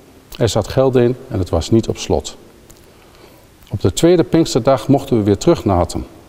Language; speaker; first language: Dutch; native; Dutch